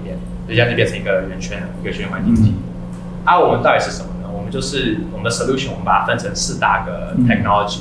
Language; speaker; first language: Chinese; native; Chinese